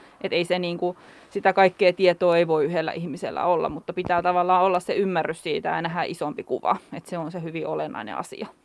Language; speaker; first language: Finnish; native; Finnish